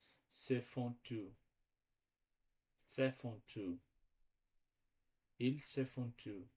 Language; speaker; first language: French; non-native, learner; Portuguese